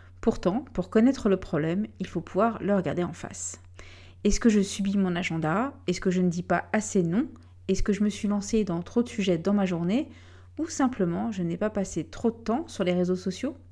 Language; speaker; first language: French; native; French